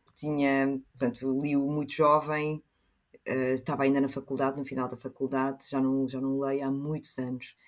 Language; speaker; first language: Portuguese; early bilingual, other home language; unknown